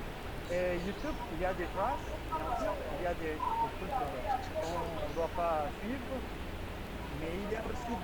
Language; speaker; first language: French; non-native, fluent; Spanish